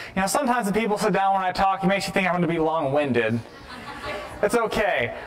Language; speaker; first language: English; native; English